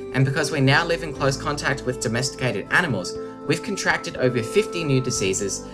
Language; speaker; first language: English; native; English